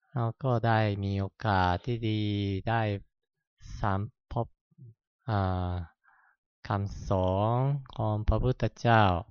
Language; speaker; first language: Thai; non-native, fluent; Japanese